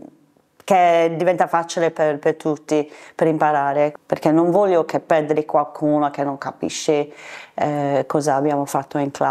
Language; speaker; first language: Italian; non-native, fluent; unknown